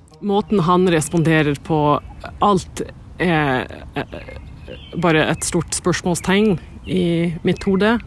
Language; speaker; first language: Norwegian; non-native, fluent; English